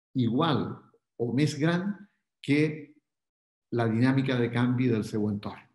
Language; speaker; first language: Catalan; non-native, local second language; Spanish